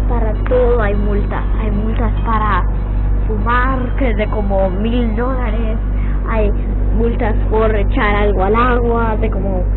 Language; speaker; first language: Spanish; early bilingual, heritage; English